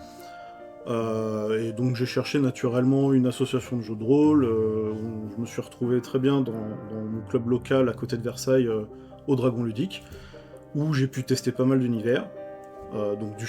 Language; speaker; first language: French; native; French